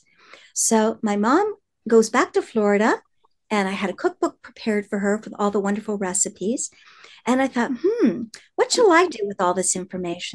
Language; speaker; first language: English; native; English